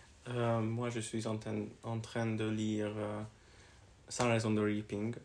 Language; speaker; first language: French; non-native, learner; Hungarian